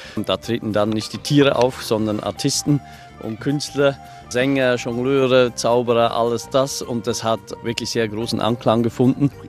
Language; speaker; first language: German; native; German